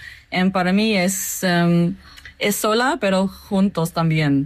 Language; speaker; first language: Spanish; non-native, learner; English